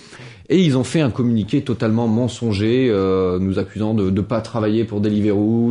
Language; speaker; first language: French; native; French